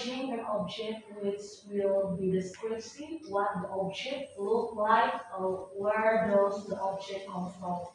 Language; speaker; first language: English; non-native, learner; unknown